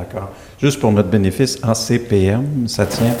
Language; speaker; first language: French; native; French